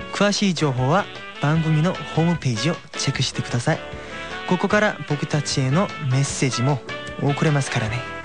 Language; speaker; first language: Japanese; non-native, fluent; Korean